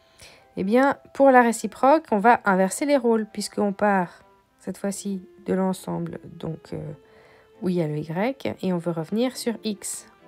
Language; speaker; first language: French; native; French